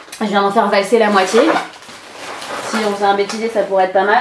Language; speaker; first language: French; native; French